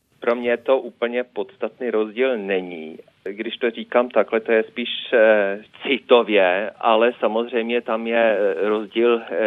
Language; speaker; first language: Czech; non-native, fluent; Norwegian